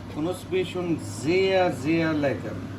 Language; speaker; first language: German; non-native, learner; Urdu